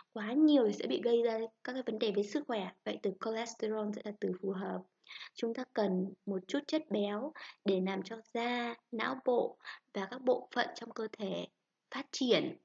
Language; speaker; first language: Vietnamese; native; Vietnamese